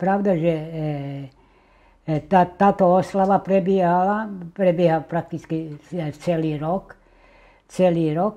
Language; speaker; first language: Slovak; native; Slovak